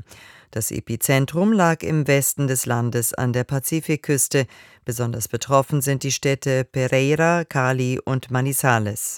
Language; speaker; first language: German; native; German